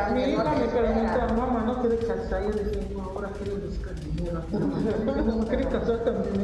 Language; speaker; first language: Spanish; non-native, learner; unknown